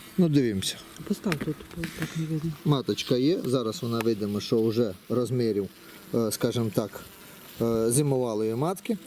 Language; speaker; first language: Ukrainian; non-native, local second language; Russian